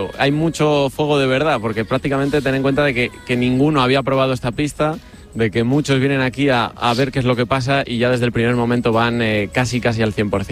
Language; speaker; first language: Spanish; native; Spanish